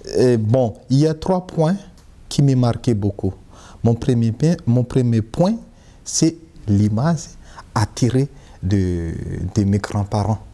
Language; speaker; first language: French; non-native, local second language; Malagasy